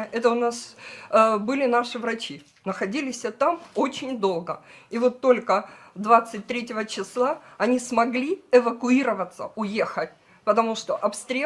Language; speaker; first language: Russian; native; Russian